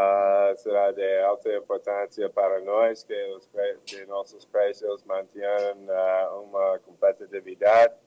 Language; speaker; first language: Portuguese; non-native, fluent; English